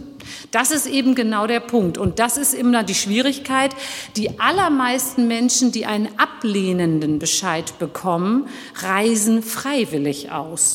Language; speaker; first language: German; early bilingual, other home language; Turkish